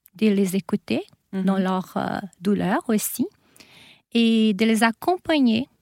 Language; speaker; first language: French; non-native, fluent; Portuguese